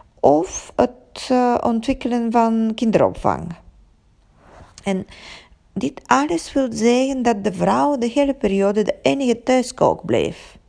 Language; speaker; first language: Dutch; non-native, fluent; Bulgarian